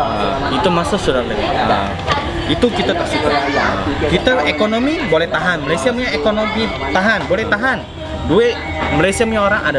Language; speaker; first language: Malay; non-native, local second language; Cantonese